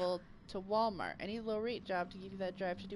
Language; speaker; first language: English; native; English